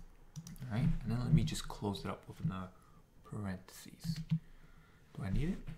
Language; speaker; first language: English; native; English